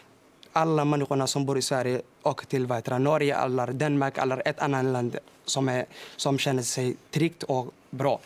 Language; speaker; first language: Swedish; non-native, fluent; Somali